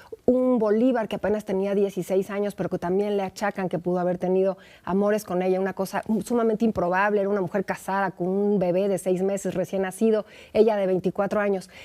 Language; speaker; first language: Spanish; native; Spanish